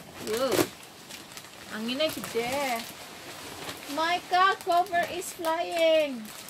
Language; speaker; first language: English; non-native, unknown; Indonesian